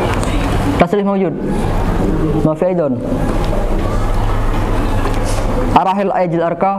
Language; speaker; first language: Arabic; non-native, learner; Indonesian